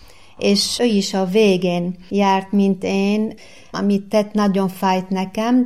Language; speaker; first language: Hungarian; non-native, fluent; Arabic